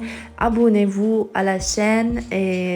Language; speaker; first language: French; non-native, fluent; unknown